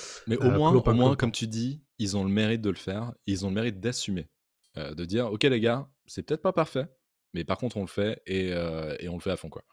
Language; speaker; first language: French; native; French